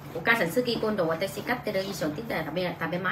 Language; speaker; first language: Japanese; non-native, learner; Vietnamese